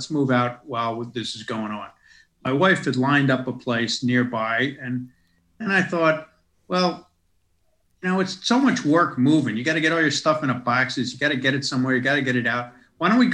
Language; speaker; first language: English; native; English